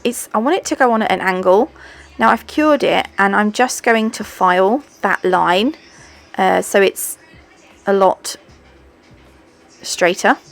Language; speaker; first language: English; native; English